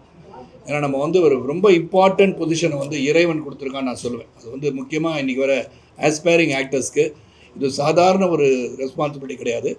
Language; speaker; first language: Tamil; native; Tamil